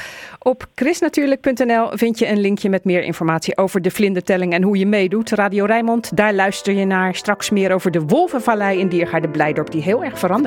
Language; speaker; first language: Dutch; native; Dutch